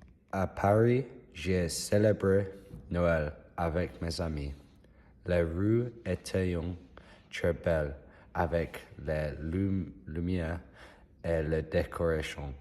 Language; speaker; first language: French; non-native, learner; English